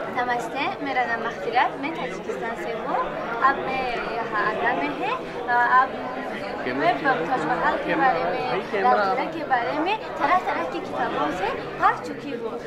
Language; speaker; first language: Hindi; non-native, learner; Tajik